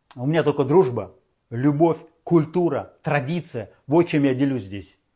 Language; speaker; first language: Russian; non-native, local second language; Uzbek